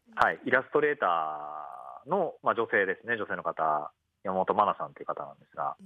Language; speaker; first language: Japanese; native; Japanese